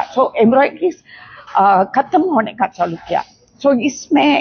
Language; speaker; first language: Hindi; non-native, local second language; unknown